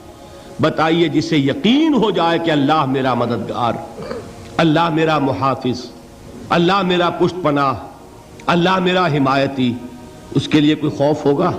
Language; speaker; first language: Urdu; native; Urdu